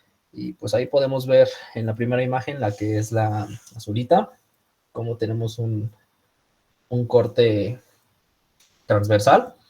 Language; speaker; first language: Spanish; native; Spanish